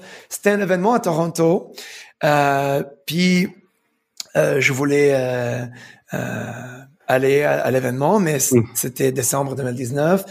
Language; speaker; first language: French; early bilingual, heritage; French